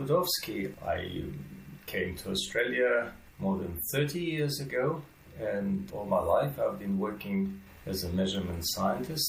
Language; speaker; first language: English; non-native, fluent; Russian